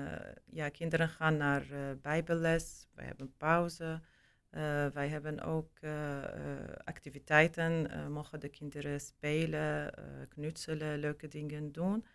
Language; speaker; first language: Dutch; non-native, learner; Arabic